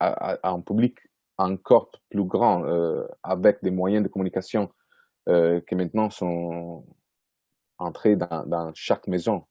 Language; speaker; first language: French; non-native, fluent; Italian